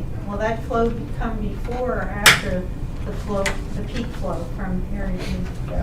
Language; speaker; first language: English; native; English